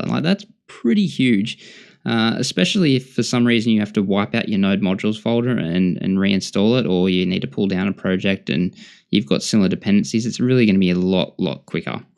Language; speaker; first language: English; native; English